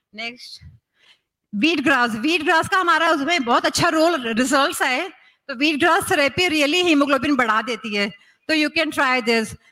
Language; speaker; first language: Hindi; native; Hindi